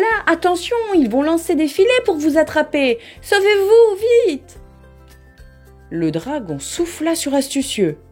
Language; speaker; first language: French; native; French